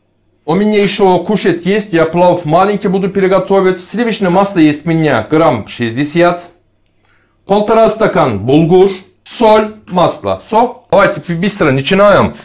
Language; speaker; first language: Russian; non-native, learner; Turkish